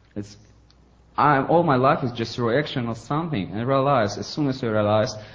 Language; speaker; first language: English; non-native, fluent; Ukrainian